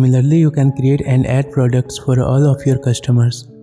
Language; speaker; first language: English; non-native, local second language; Hindi